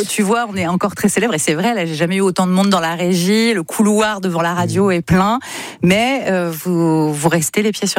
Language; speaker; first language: French; native; French